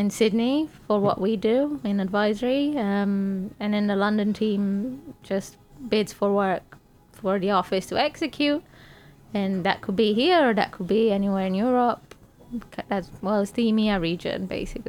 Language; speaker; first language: English; non-native, fluent; Romanian